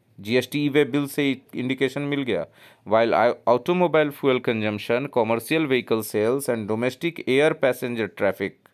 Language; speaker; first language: Hindi; native; Hindi